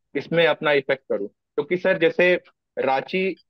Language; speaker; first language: Hindi; native; Hindi